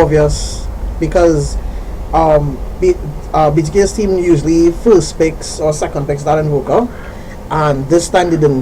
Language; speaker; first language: English; native; English